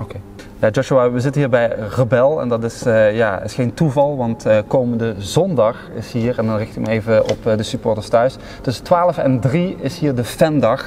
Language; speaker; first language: Dutch; native; Dutch